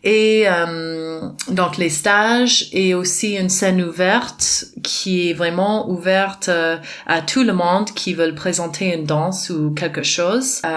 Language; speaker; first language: French; non-native, fluent; English